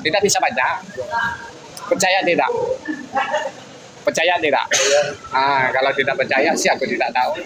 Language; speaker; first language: Indonesian; non-native, learner; Vietnamese